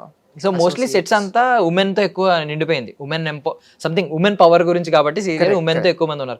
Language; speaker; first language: Telugu; native; Telugu